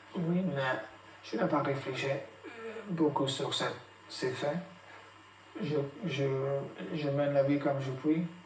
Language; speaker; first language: French; non-native, fluent; English